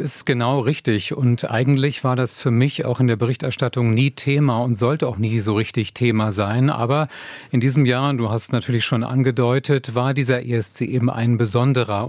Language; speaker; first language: German; native; German